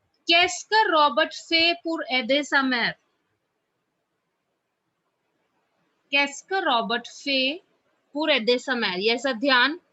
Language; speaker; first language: French; non-native, fluent; Hindi